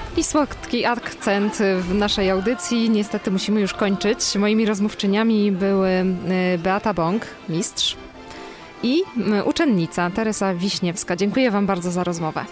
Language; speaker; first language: Polish; native; Polish